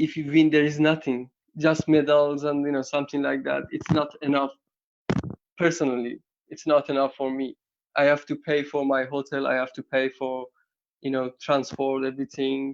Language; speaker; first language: English; non-native, learner; Persian